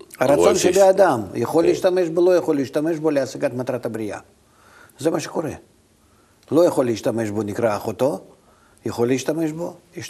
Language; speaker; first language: Hebrew; non-native, fluent; Russian